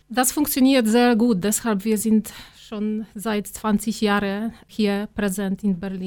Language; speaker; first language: German; non-native, fluent; Polish